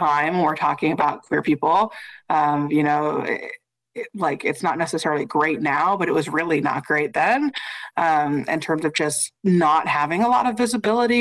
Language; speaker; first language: English; native; English